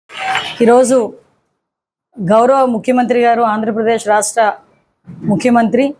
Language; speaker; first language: Telugu; native; Telugu